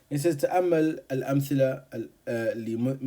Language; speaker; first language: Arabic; non-native, fluent; English